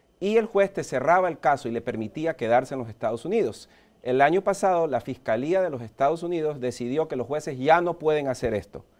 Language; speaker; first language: Spanish; early bilingual, heritage; Spanish